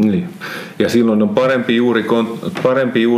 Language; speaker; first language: Finnish; non-native, fluent; Spanish